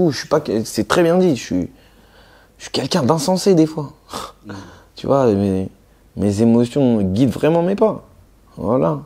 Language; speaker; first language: French; native; French